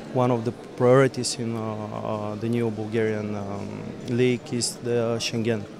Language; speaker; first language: English; non-native, fluent; Bulgarian